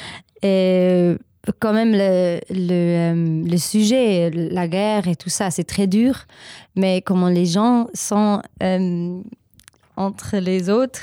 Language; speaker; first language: French; non-native, learner; German